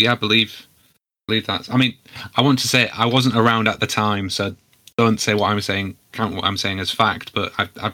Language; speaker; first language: English; native; English